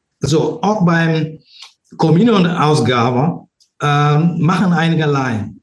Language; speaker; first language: German; non-native, learner; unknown